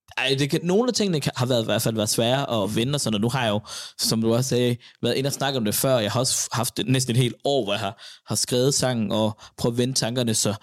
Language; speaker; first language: Danish; native; Danish